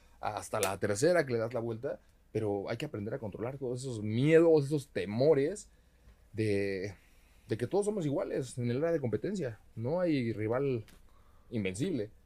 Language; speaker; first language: Spanish; native; Spanish